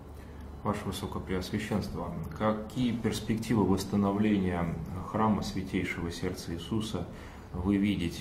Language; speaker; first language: Russian; native; Russian